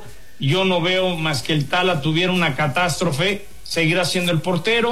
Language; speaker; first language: Spanish; native; Spanish